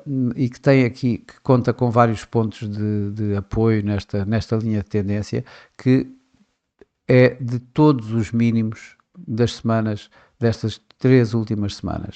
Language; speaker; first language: Portuguese; native; Portuguese